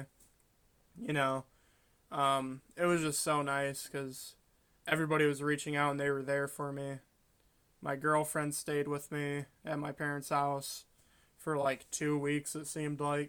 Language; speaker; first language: English; native; English